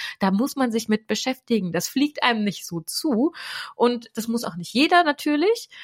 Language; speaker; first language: German; native; German